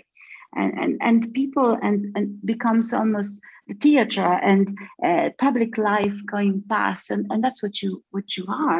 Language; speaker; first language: English; non-native, fluent; Italian